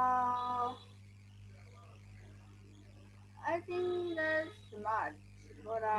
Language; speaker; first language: English; non-native, learner; Vietnamese